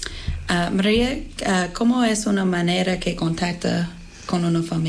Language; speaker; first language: Spanish; non-native, learner; English